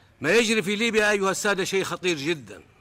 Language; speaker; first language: Arabic; native; Arabic